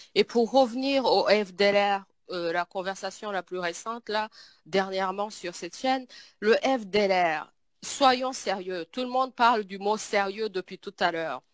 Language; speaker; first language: French; non-native, local second language; Kinyarwanda